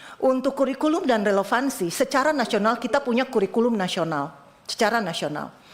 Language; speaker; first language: Indonesian; native; Indonesian